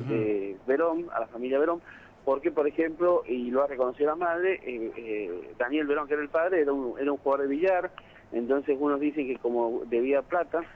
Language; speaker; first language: Spanish; native; Spanish